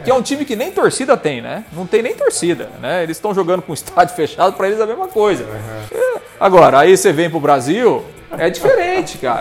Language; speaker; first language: Portuguese; native; Portuguese